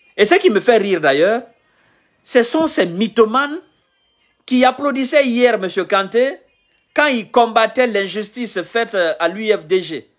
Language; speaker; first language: French; non-native, local second language; Mandingo